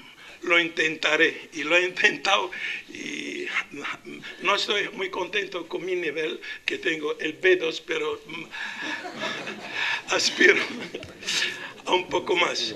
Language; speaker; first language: Spanish; non-native, local second language; Arabic